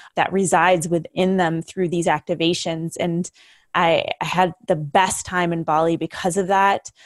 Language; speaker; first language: English; early bilingual, other home language; Hindi